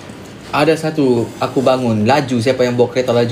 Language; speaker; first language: Malay; native; Malay